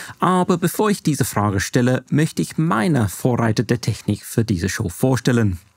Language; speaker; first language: German; non-native, fluent; English